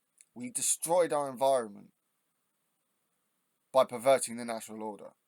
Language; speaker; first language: English; native; English